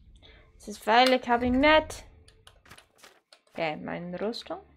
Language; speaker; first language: German; non-native, learner; Dutch